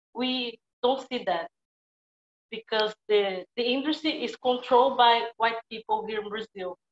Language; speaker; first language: English; non-native, fluent; Portuguese